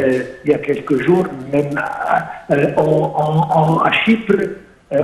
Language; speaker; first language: French; non-native, fluent; Arabic